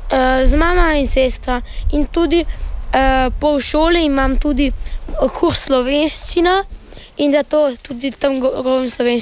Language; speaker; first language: Slovenian; early bilingual, heritage; Italian